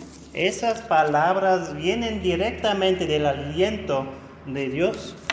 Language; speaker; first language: Spanish; non-native, fluent; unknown